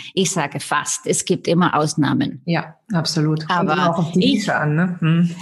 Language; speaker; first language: German; non-native, fluent; Icelandic